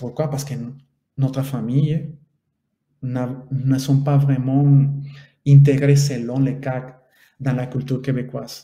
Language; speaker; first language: French; non-native, fluent; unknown